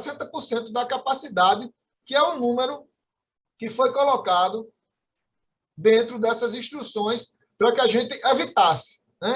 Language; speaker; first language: Portuguese; native; Portuguese